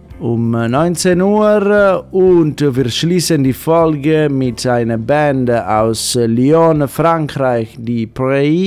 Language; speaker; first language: German; non-native, fluent; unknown